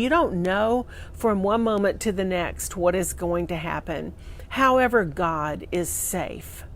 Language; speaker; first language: English; native; English